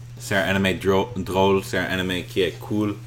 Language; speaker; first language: French; non-native, local second language; English